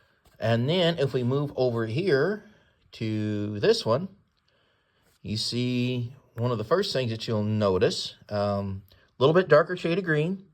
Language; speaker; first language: English; native; English